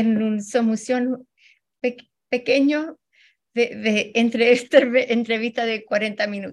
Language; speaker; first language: Spanish; early bilingual, heritage; Spanish